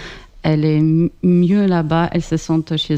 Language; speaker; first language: French; non-native, fluent; Ukrainian